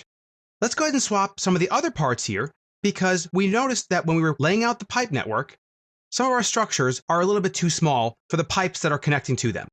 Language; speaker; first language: English; native; English